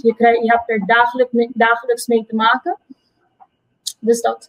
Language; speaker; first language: Dutch; non-native, local second language; Papiamento